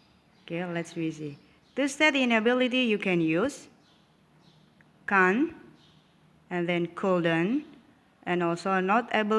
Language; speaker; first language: English; non-native, local second language; Indonesian